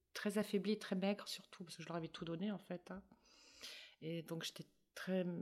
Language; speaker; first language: French; native; French